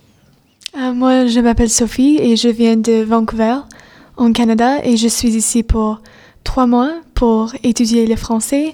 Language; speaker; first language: French; non-native, fluent; English